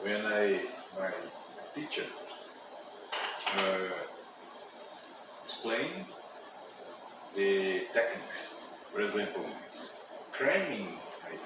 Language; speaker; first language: English; non-native, learner; Portuguese